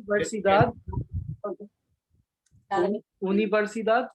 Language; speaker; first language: Spanish; non-native, learner; Hindi